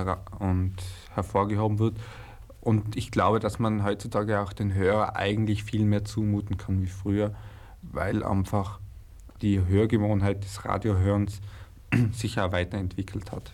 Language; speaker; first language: German; native; German